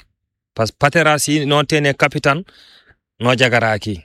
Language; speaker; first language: Spanish; non-native, learner; Fula